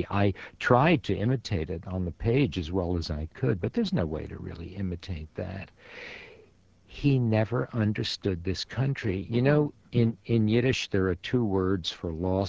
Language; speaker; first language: English; early bilingual, other home language; Yiddish